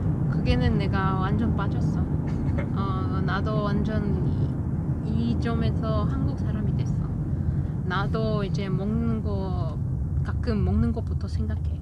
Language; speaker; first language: Korean; non-native, learner; Russian